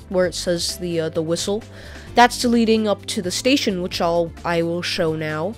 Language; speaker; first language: English; native; English